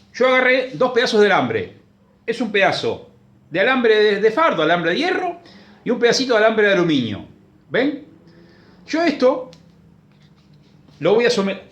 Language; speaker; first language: Spanish; native; Spanish